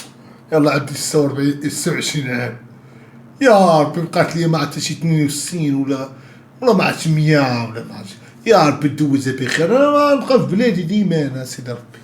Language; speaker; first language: Arabic; native; Arabic